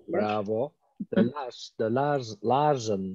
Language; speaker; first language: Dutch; non-native, fluent; Turkish